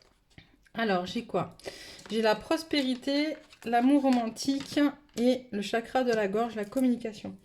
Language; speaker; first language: French; native; French